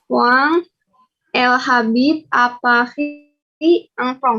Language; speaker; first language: French; non-native, learner; Indonesian